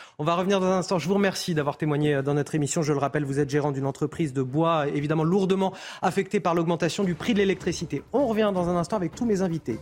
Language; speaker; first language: French; native; French